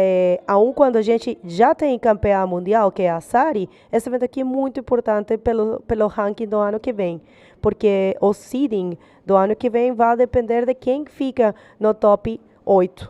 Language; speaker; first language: Portuguese; non-native, fluent; Spanish